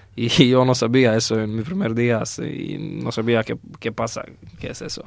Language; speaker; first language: Spanish; non-native, learner; Croatian